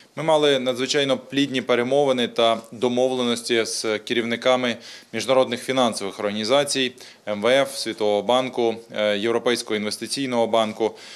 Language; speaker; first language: Ukrainian; native; Ukrainian